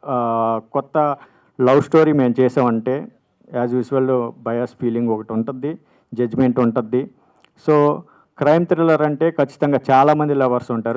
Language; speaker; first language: Telugu; native; Telugu